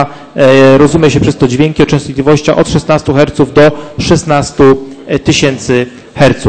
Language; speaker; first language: Polish; native; Polish